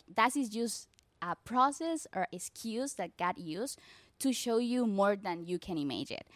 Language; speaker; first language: English; non-native, learner; Spanish